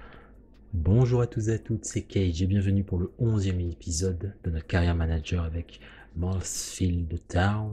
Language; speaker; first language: French; native; French